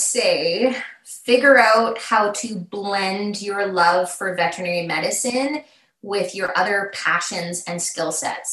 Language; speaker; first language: English; native; English